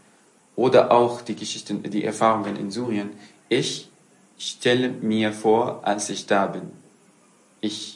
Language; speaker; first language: German; non-native, fluent; Arabic